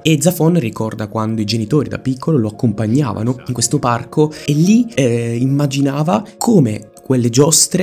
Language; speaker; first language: Italian; native; Italian